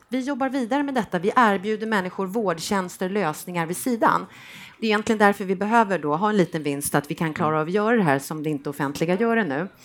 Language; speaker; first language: Swedish; native; Swedish